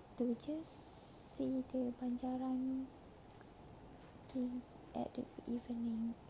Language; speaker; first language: English; non-native, learner; Malay